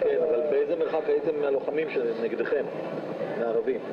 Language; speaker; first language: Hebrew; native; Hebrew